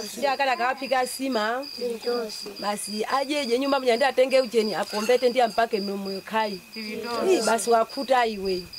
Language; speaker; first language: Nyanja; non-native, local second language; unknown